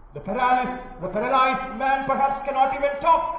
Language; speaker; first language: English; non-native, local second language; Malayalam